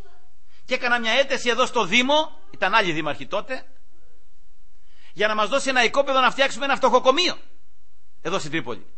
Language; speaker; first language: Greek; native; Greek